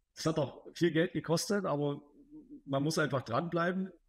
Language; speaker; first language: German; native; German